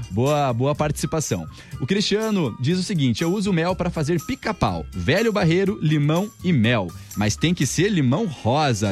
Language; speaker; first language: Portuguese; native; Portuguese